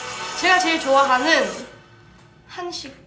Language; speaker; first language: Korean; early bilingual, heritage; English